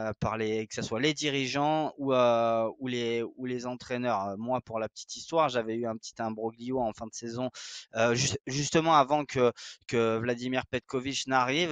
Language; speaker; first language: French; native; French